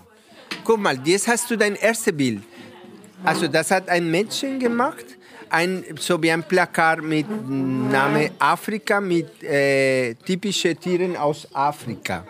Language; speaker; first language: German; non-native, fluent; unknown